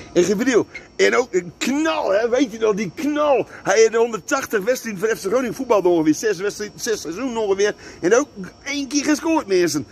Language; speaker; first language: Dutch; native; Dutch